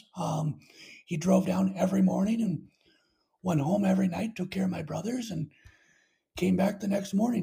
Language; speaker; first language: English; native; English